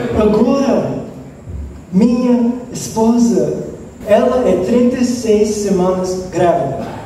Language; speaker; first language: Portuguese; non-native, learner; English